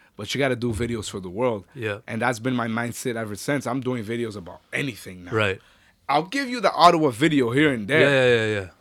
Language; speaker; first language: English; native; English